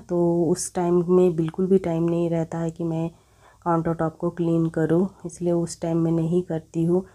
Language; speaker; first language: Hindi; non-native, local second language; Bangla